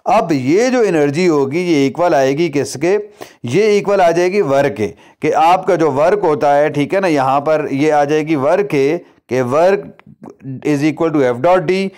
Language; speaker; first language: Urdu; non-native, local second language; Punjabi